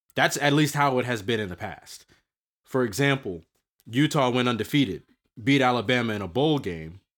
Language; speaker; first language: English; native; English